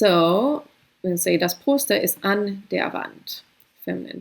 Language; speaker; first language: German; non-native, fluent; English